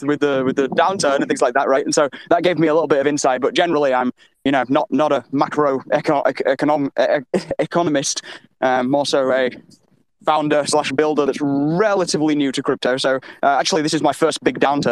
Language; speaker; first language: English; native; English